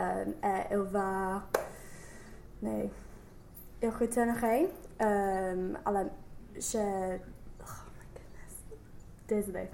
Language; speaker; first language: French; non-native, learner; English